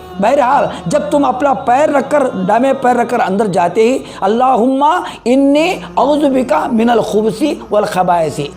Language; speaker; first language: Urdu; native; Urdu